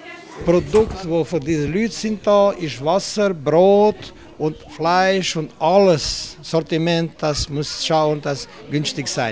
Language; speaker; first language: German; non-native, learner; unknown